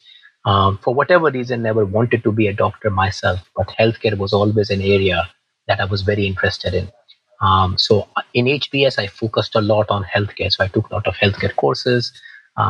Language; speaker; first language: English; non-native, local second language; Hindi